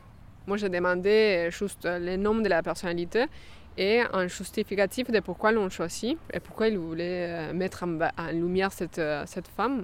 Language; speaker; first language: French; non-native, fluent; Spanish